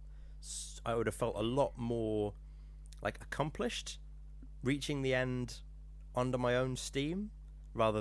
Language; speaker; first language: English; native; English